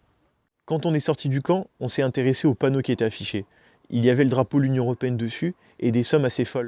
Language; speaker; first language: French; native; French